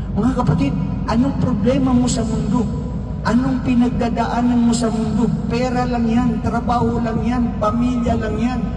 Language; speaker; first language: Filipino; non-native, local second language; Maranao